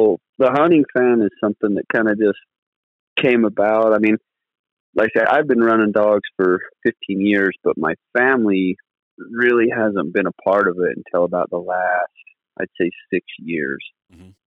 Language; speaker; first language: English; native; English